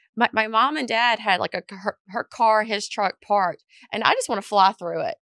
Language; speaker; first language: English; native; English